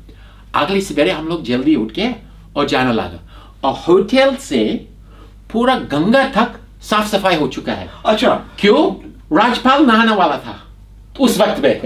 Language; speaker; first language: Hindi; non-native, fluent; English